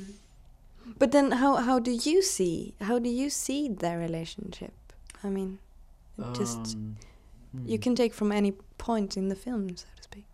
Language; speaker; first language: English; non-native, fluent; Swedish